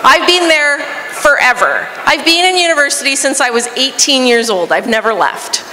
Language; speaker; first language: English; native; English